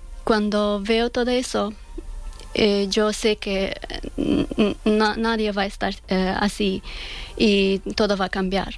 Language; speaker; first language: Spanish; non-native, fluent; Persian